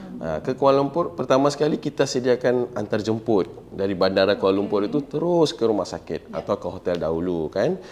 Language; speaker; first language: Malay; native; Malay